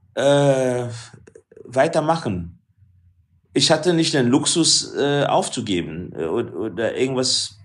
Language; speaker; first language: German; non-native, fluent; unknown